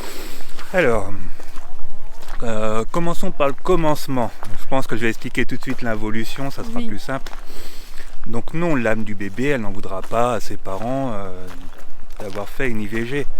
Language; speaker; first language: French; native; French